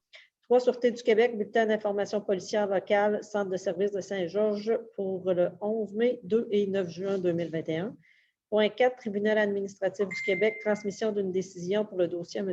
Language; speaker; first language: French; native; French